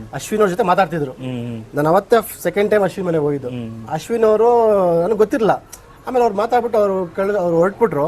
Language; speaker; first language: Kannada; native; Kannada